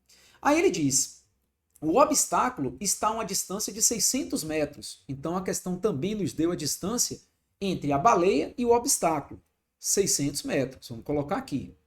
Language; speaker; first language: Portuguese; native; Portuguese